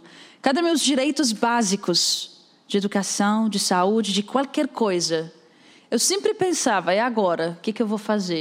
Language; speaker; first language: Portuguese; non-native, fluent; Arabic